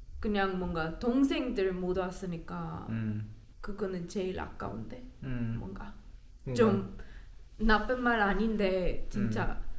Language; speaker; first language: Korean; non-native, learner; German